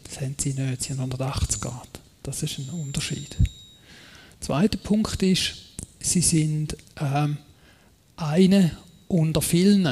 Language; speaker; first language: German; native; German